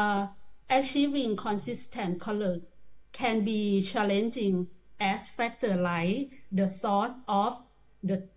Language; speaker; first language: English; non-native, learner; Thai